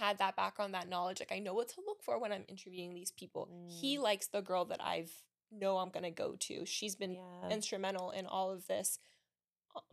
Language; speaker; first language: English; early bilingual, other home language; Spanish